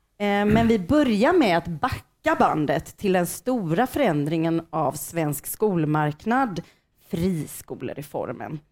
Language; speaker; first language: Swedish; native; Swedish